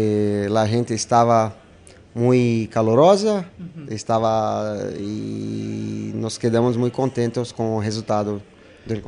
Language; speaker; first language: Spanish; non-native, fluent; Portuguese